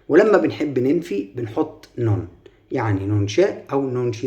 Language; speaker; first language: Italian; non-native, fluent; Arabic